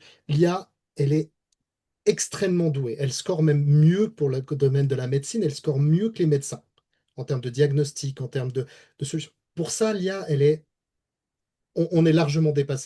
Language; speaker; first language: French; native; French